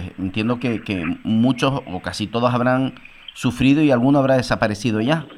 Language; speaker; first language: Spanish; native; Spanish